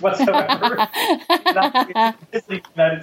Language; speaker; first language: English; native; English